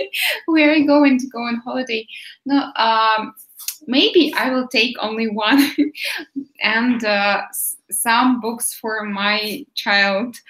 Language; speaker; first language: English; non-native, fluent; Russian